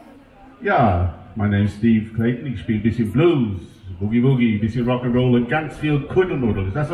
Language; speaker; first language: German; non-native, learner; English